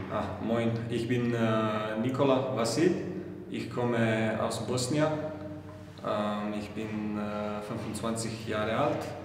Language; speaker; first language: German; non-native, learner; Bosnian